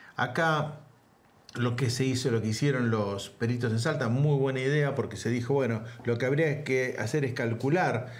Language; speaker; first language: Spanish; native; Spanish